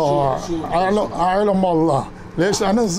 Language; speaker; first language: Arabic; non-native, learner; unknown